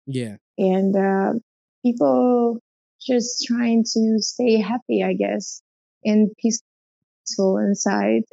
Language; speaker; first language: English; non-native, fluent; Russian